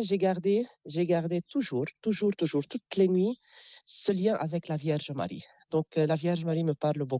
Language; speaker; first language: French; non-native, local second language; Arabic